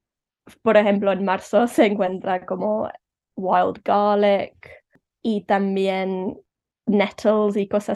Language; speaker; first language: Spanish; early bilingual, heritage; Spanish